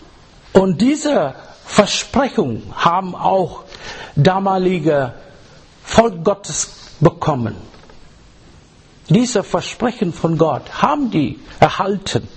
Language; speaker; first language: German; non-native, learner; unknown